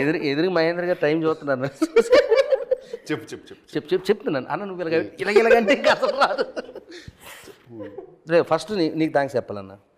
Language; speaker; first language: Telugu; native; Telugu